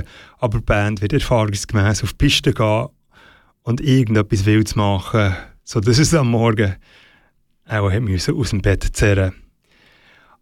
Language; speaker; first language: German; native; German